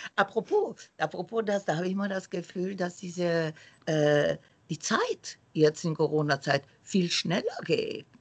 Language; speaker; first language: German; non-native, fluent; Romanian